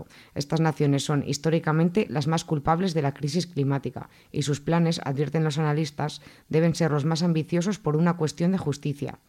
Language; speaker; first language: Spanish; native; Spanish